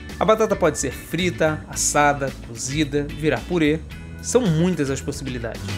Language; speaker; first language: Portuguese; native; Portuguese